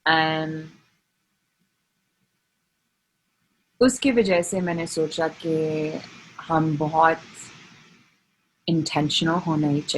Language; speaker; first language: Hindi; non-native, learner; English